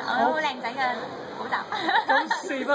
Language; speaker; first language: Chinese; non-native, local second language; English